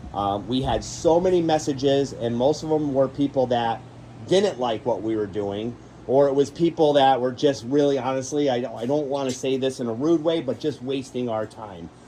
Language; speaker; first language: English; native; English